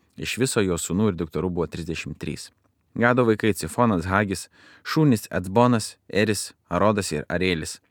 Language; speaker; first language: Lithuanian; native; Lithuanian